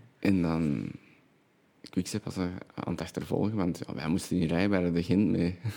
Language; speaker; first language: Dutch; native; Dutch